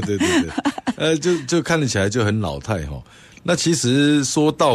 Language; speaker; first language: Chinese; native; Chinese